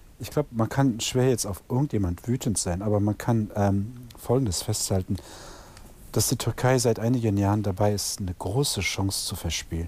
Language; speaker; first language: German; early bilingual, other home language; Turkish